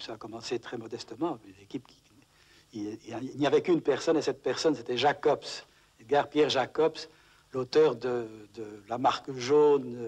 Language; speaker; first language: French; native; French